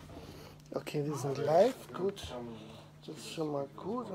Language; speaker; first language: German; native; German